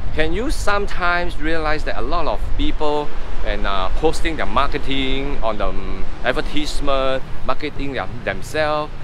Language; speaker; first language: English; non-native, local second language; Chinese